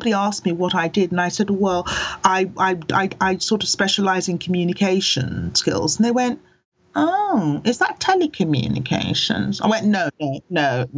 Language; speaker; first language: English; early bilingual, other home language; Akan